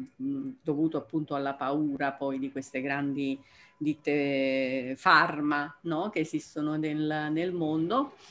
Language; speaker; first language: Italian; native; Italian